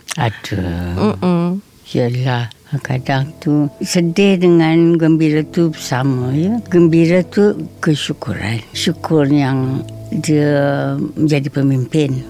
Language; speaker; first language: Malay; native; Malay